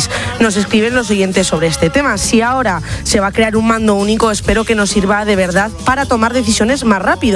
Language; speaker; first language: Spanish; native; Spanish